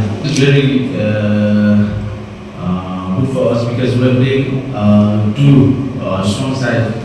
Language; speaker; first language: English; non-native, fluent; Nepali